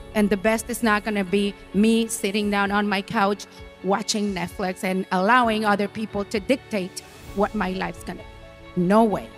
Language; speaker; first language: English; non-native, fluent; Spanish